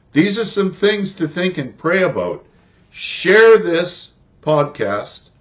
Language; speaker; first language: English; native; English